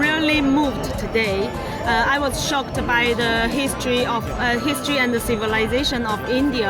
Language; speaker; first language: English; non-native, learner; Chinese